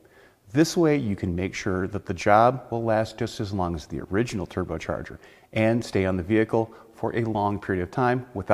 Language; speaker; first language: English; native; English